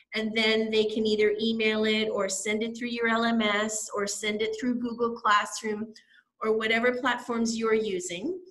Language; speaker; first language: English; native; English